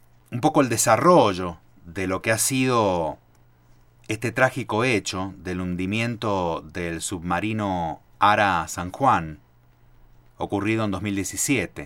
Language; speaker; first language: Spanish; native; Spanish